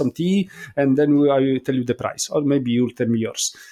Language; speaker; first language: English; non-native, learner; Polish